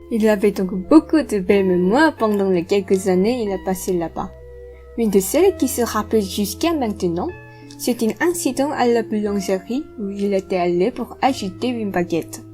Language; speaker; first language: French; non-native, fluent; Korean